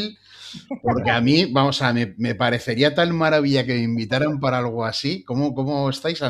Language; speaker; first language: Spanish; native; Spanish